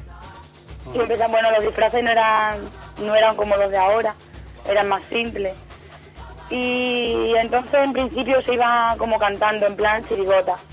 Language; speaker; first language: Spanish; native; Spanish